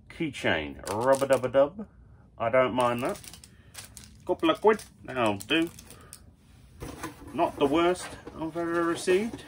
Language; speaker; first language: English; native; English